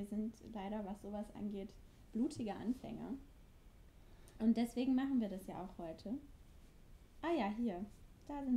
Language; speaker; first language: German; native; German